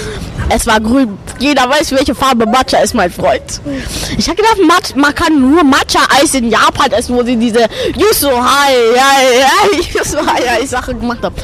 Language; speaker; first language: German; non-native, learner; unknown